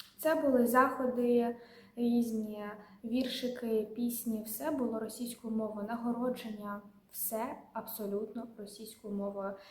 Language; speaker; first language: Ukrainian; non-native, local second language; Russian